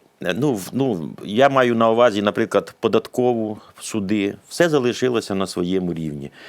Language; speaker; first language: Ukrainian; native; Ukrainian